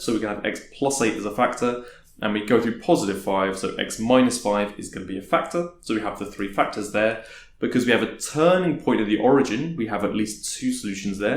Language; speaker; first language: English; native; English